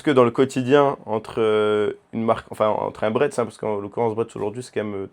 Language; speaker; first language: French; native; French